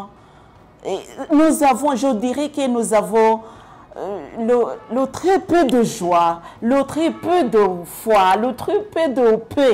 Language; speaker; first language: French; non-native, local second language; Kinyarwanda